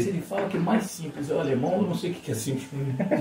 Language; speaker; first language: Portuguese; native; Portuguese